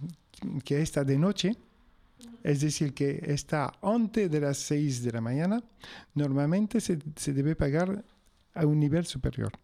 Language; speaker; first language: Spanish; non-native, fluent; French